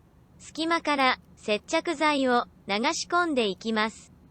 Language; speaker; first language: Japanese; native; Japanese